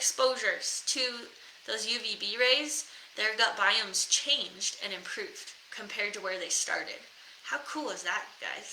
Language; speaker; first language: English; native; English